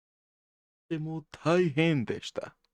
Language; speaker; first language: Japanese; non-native, learner; English